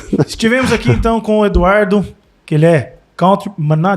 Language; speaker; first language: Portuguese; native; Portuguese